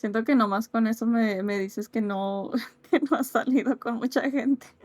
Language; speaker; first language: Spanish; early bilingual, heritage; Spanish